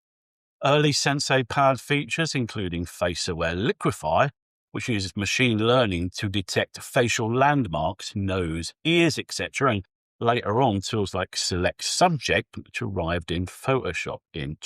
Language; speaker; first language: English; native; English